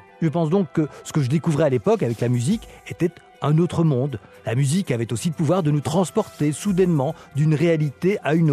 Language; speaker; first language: French; native; French